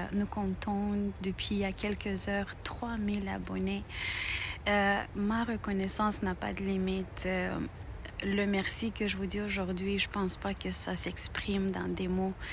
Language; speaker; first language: French; non-native, fluent; Romanian